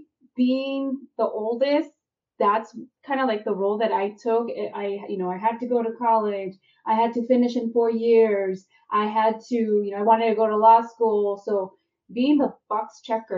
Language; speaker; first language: English; native; English